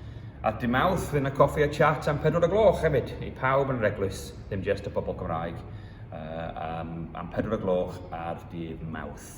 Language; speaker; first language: Welsh; early bilingual, heritage; Welsh